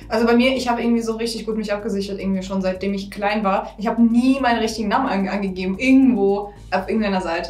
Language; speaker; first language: German; native; German